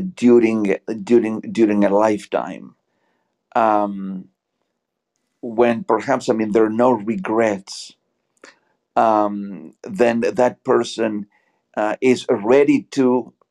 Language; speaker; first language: English; non-native, fluent; Spanish